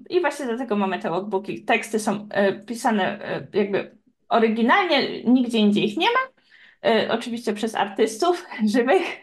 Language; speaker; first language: Polish; native; Polish